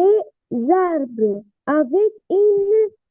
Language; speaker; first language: French; non-native, learner; Arabic